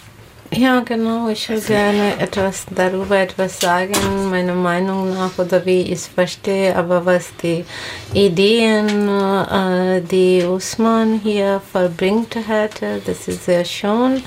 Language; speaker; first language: German; non-native, learner; Bangla